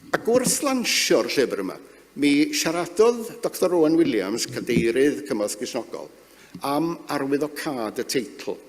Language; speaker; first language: Welsh; native; Welsh